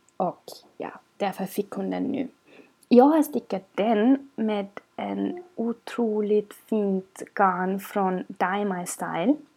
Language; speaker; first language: Swedish; non-native, fluent; German